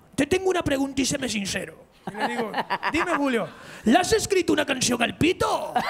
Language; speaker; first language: Spanish; early bilingual, heritage; Spanish